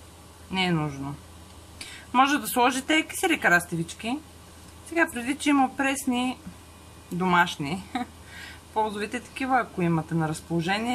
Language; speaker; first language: Bulgarian; native; Bulgarian